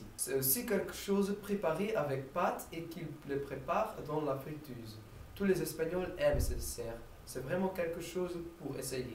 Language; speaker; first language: French; non-native, learner; Dutch